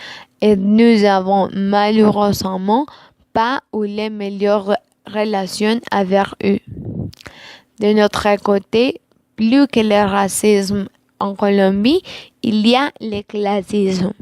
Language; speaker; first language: French; non-native, learner; Spanish